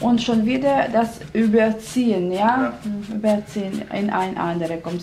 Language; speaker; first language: German; non-native, learner; Russian